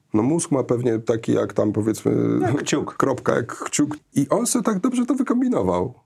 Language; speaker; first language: Polish; early bilingual, heritage; Polish